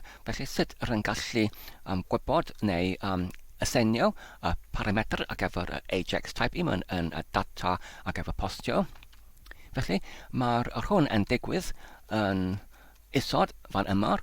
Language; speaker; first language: Welsh; non-native, learner; English